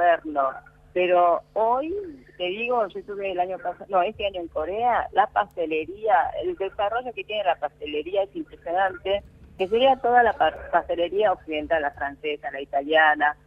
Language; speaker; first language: Spanish; early bilingual, other home language; Korean